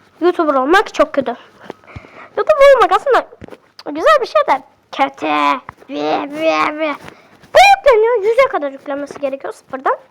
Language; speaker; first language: Turkish; native; Turkish